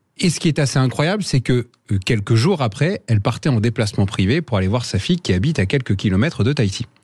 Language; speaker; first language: French; native; French